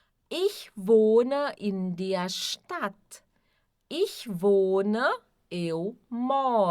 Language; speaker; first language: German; non-native, fluent; Portuguese